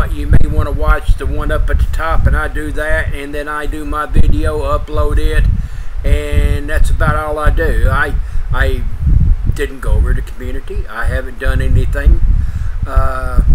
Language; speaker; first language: English; native; English